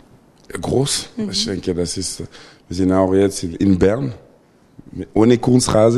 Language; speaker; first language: German; non-native, local second language; French